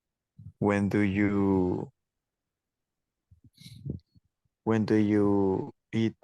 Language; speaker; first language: English; non-native, learner; Spanish